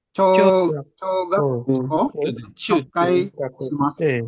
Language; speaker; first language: Japanese; non-native, learner; Indonesian